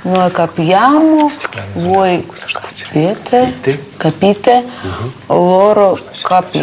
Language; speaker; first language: Italian; non-native, learner; Russian